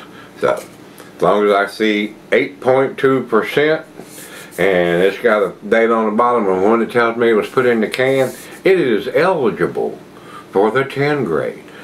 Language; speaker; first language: English; native; English